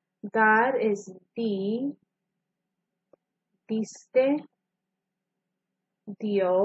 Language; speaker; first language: Spanish; non-native, fluent; English